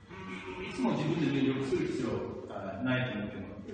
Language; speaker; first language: Japanese; non-native, fluent; English